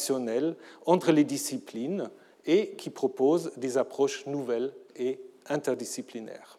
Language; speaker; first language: French; non-native, fluent; German